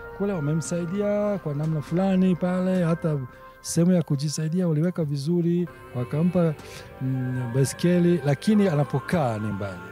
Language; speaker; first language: Swahili; non-native, fluent; Italian